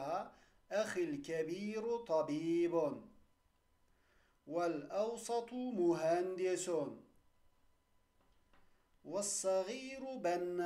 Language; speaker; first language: Arabic; non-native, fluent; Turkish